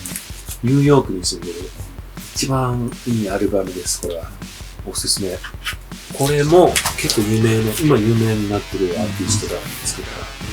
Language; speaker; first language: Japanese; non-native, fluent; English